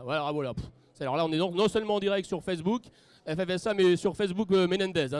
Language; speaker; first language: French; native; French